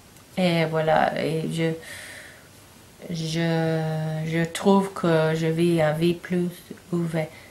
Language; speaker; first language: French; non-native, learner; English